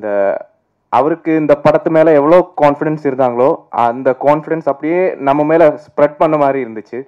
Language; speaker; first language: Tamil; non-native, local second language; Malayalam